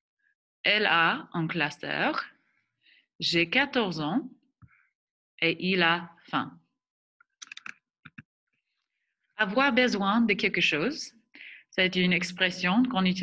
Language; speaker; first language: French; non-native, fluent; English